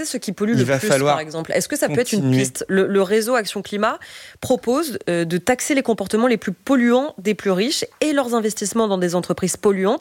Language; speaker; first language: French; native; French